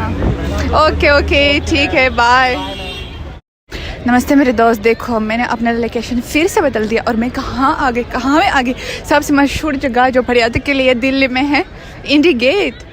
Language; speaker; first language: Hindi; non-native, fluent; Russian